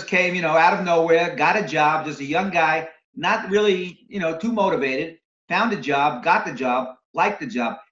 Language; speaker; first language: English; native; English